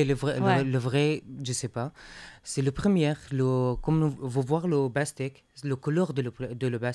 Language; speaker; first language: French; non-native, learner; Arabic